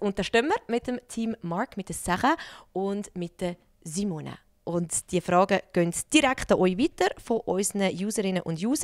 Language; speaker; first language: German; native; German